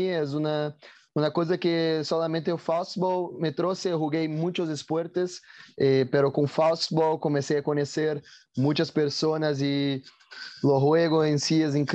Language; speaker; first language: Spanish; non-native, learner; Portuguese